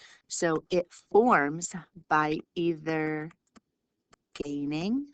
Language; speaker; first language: English; native; English